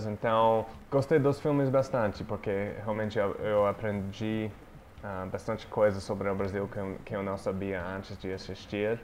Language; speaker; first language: Portuguese; non-native, fluent; English